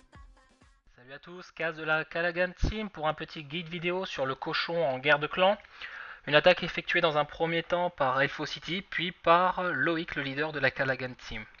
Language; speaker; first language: French; native; French